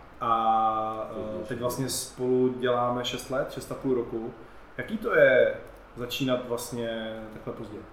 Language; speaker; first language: Czech; native; Czech